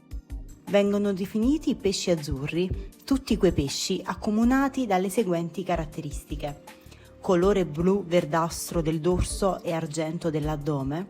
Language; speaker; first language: Italian; native; Italian